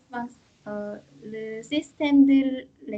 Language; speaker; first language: French; non-native, learner; Korean